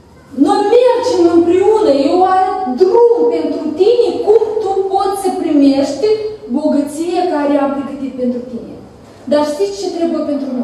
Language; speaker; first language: Romanian; non-native, learner; Russian